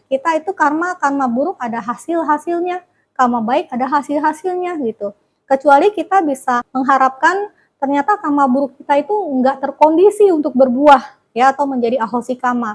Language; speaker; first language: Indonesian; native; Indonesian